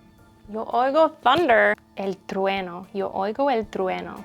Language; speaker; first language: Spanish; non-native, learner; English